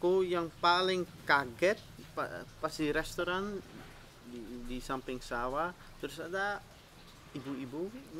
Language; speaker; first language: Indonesian; non-native, fluent; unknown